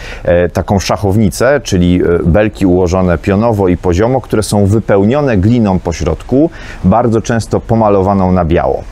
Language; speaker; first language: Polish; native; Polish